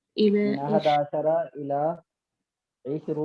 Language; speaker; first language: Arabic; non-native, learner; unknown